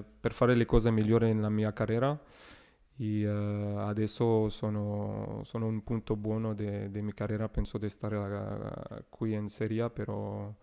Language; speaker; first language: Italian; non-native, learner; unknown